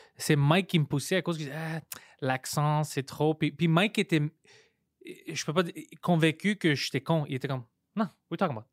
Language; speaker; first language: French; non-native, local second language; Greek